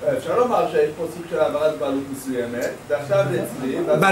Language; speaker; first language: Hebrew; native; Hebrew